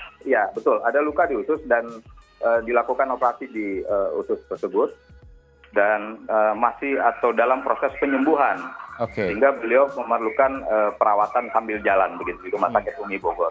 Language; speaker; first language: Indonesian; native; Indonesian